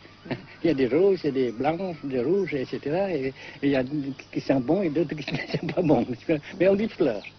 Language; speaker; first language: French; non-native, local second language; Vietnamese